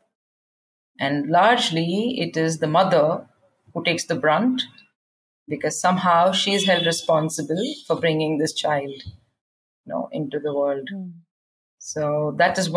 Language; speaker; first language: English; non-native, local second language; Kannada